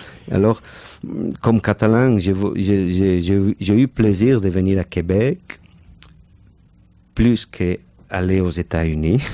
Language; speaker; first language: French; non-native, fluent; Catalan